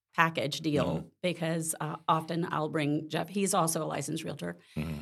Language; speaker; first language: English; native; English